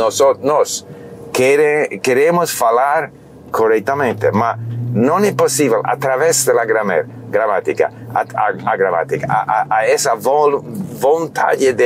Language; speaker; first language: Portuguese; non-native, fluent; English